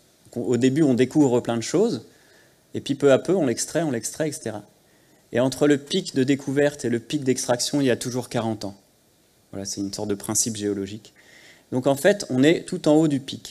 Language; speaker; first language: French; native; French